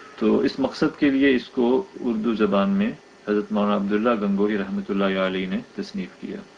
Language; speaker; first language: Urdu; native; Urdu